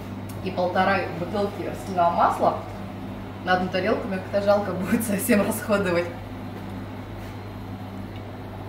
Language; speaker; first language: Russian; native; Russian